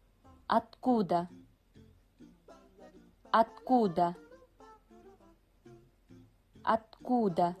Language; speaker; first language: Russian; non-native, fluent; Kazakh